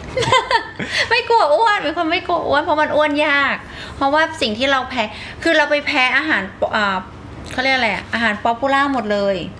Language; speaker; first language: Thai; native; Thai